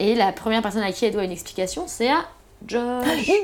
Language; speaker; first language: French; native; French